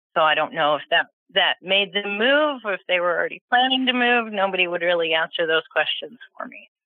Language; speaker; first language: English; native; English